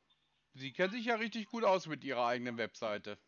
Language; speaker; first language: German; native; German